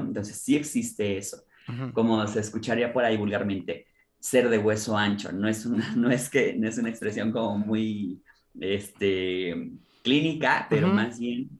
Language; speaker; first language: Spanish; native; Spanish